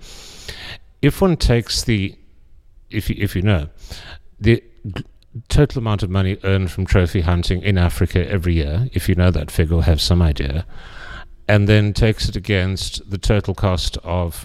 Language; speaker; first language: English; native; English